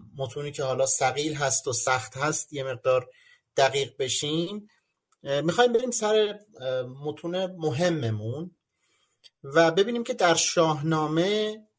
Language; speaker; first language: Persian; native; Persian